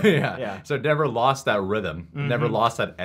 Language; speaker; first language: English; native; English